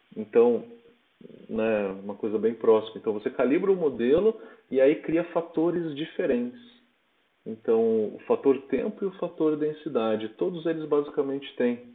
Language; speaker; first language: Portuguese; native; Portuguese